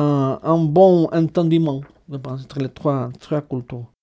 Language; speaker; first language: French; non-native, fluent; Basque